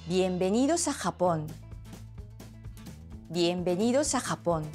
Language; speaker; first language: Spanish; non-native, fluent; Japanese